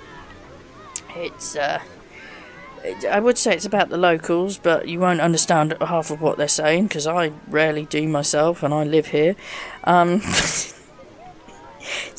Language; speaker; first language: English; native; English